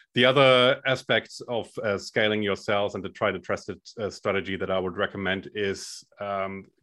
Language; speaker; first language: English; non-native, fluent; German